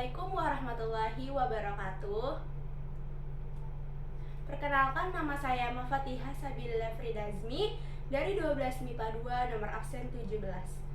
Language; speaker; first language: Indonesian; native; Indonesian